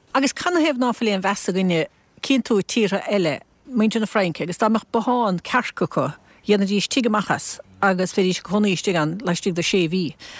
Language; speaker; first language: Irish; native; Irish